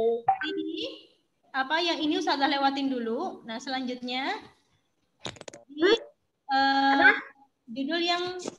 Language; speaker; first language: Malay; non-native, local second language; Javanese